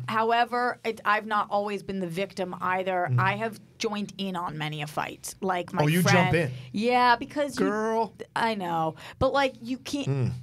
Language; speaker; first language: English; native; English